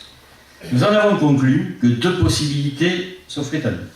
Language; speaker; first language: French; native; French